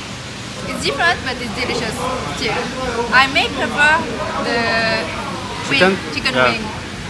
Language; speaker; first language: English; non-native, fluent; French